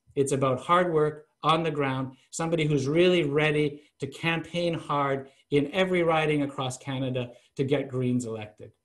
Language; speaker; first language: English; native; English